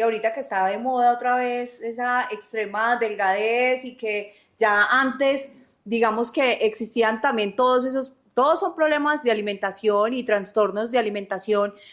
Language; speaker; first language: Spanish; native; Spanish